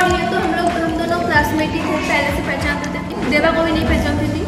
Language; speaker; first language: Hindi; non-native, local second language; Bangla